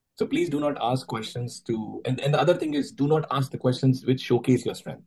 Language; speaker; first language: English; non-native, local second language; Urdu